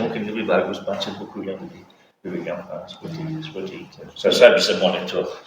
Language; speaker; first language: Indonesian; non-native, fluent; English